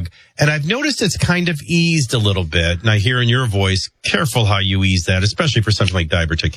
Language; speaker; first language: English; native; English